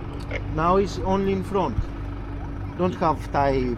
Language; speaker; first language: English; non-native, learner; Greek